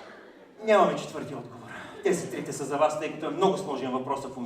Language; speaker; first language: Bulgarian; native; Bulgarian